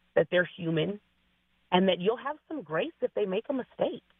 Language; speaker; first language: English; native; English